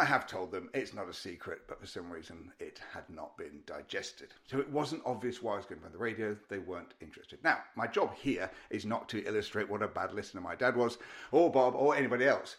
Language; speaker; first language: English; native; English